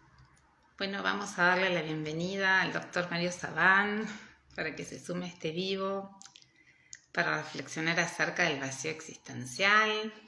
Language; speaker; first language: Spanish; native; Spanish